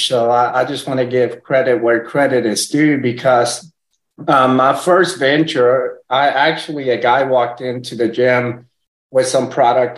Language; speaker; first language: English; early bilingual, other home language; Spanish